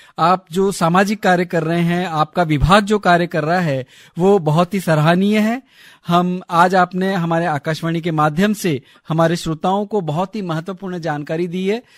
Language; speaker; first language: Hindi; native; Hindi